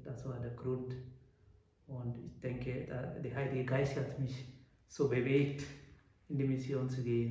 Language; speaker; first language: German; non-native, fluent; Malayalam